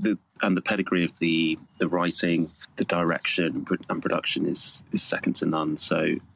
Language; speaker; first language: English; native; English